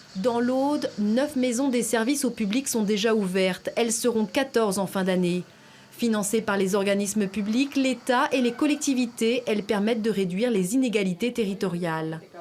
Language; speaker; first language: French; native; French